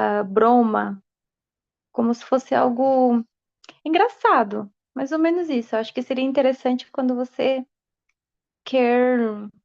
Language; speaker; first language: Portuguese; non-native, fluent; Spanish